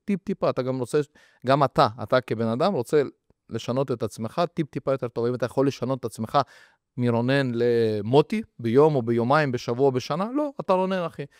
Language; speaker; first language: Hebrew; early bilingual, other home language; Russian